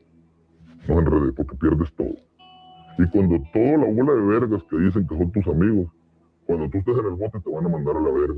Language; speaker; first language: Spanish; native; Spanish